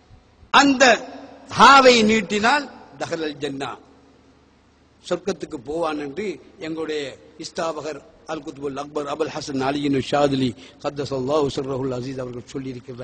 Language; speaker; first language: Tamil; native; Tamil